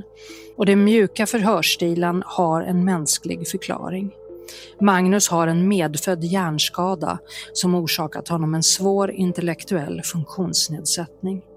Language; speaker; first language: Swedish; native; Swedish